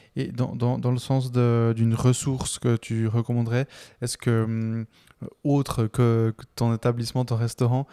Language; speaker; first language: French; early bilingual, other home language; Spanish